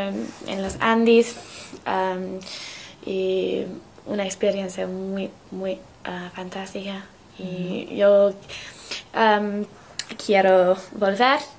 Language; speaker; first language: Spanish; non-native, learner; English